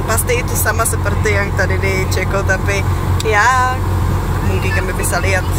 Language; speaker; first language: Indonesian; non-native, fluent; Czech